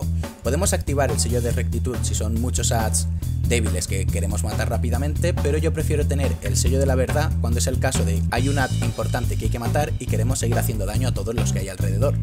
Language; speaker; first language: Spanish; native; Spanish